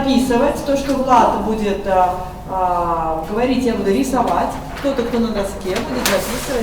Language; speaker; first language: Russian; native; Russian